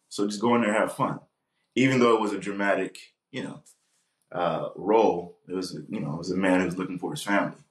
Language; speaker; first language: English; native; English